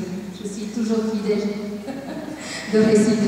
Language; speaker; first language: French; non-native, learner; Tamil